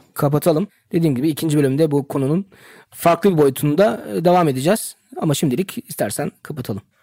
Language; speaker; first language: Turkish; early bilingual, heritage; Turkish